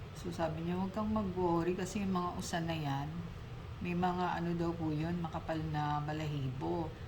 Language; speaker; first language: Filipino; native; Filipino